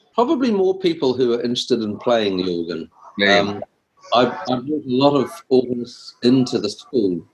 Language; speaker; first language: English; native; English